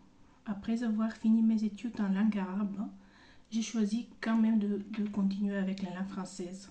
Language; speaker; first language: French; non-native, fluent; Bulgarian